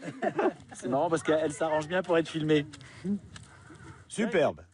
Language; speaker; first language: French; native; French